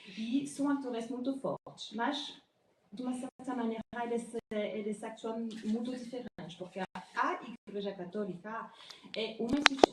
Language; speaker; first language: Portuguese; non-native, fluent; French